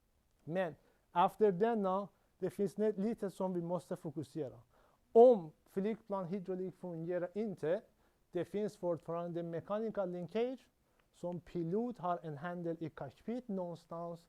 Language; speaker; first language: Swedish; non-native, learner; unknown